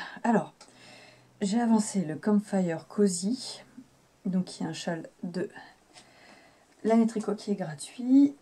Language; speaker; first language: French; native; French